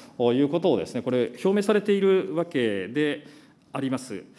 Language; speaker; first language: Japanese; native; Japanese